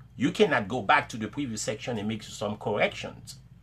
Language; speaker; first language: English; non-native, fluent; Haitian Creole